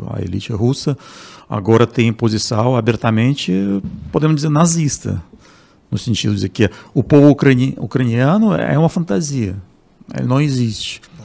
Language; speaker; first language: Portuguese; non-native, fluent; Russian